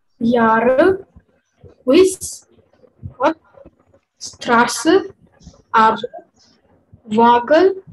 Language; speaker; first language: German; non-native, learner; Indonesian